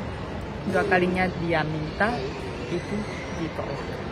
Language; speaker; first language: Indonesian; non-native, fluent; Spanish